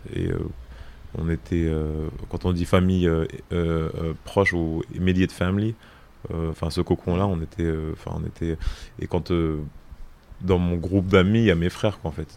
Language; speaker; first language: French; native; French